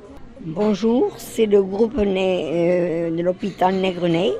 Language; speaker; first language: French; native; French